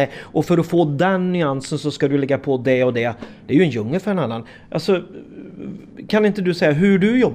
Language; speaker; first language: Swedish; native; Swedish